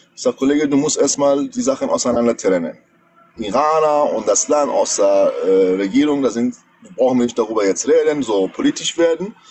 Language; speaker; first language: German; non-native, fluent; Persian